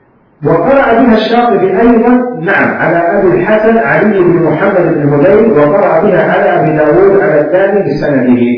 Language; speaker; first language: Arabic; native; Arabic